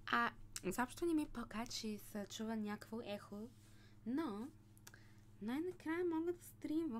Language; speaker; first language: Bulgarian; native; Bulgarian